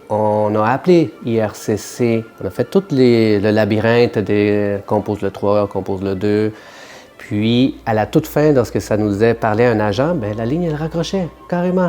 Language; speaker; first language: French; native; French